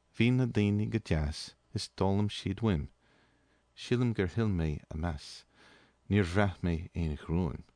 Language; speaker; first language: Irish; non-native, fluent; English